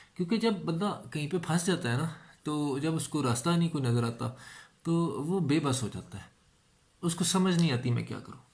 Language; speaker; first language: Urdu; non-native, local second language; Punjabi